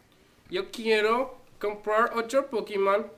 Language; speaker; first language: Spanish; non-native, learner; English